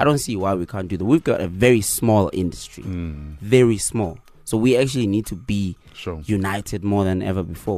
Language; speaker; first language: English; non-native, local second language; Tswana